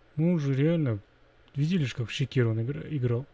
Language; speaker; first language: Russian; non-native, local second language; Kazakh